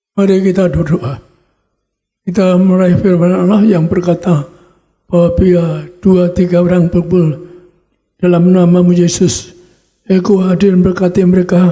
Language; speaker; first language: Indonesian; native; Indonesian